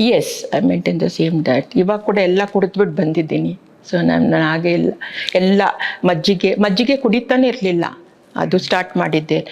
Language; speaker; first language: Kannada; non-native, local second language; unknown